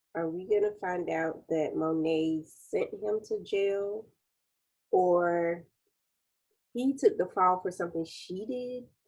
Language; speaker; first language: English; native; English